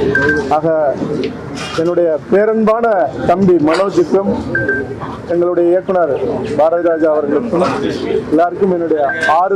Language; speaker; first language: Tamil; native; Tamil